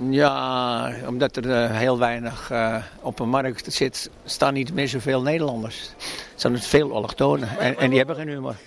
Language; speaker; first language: Dutch; native; Dutch